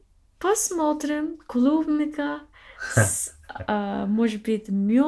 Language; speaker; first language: Russian; non-native, learner; English